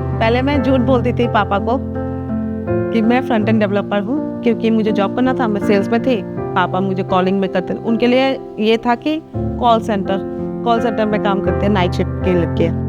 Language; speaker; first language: Hindi; non-native, local second language; Assamese